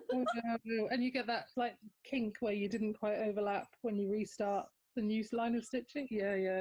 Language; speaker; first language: English; native; English